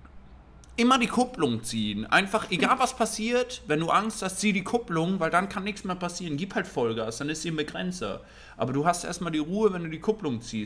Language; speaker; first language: German; native; German